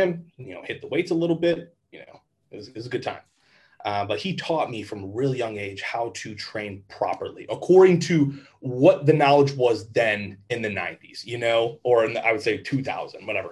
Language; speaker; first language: English; native; English